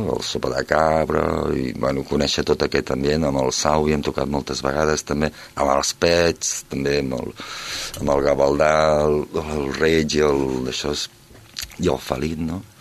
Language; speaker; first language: Catalan; native; Catalan